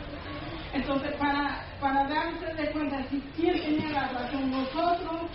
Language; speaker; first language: Spanish; non-native, local second language; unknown